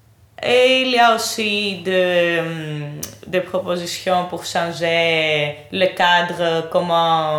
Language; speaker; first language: French; non-native, fluent; Greek